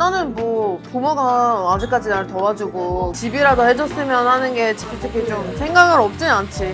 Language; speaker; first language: Korean; non-native, fluent; Georgian